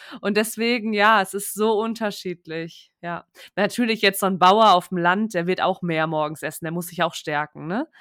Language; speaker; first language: German; native; German